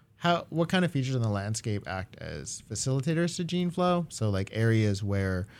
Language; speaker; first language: English; early bilingual, other home language; Japanese